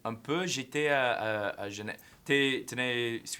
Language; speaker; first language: French; non-native, fluent; English